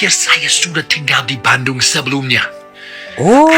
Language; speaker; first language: Indonesian; non-native, learner; English